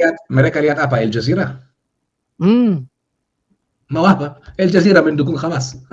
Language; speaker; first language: Indonesian; non-native, fluent; Hebrew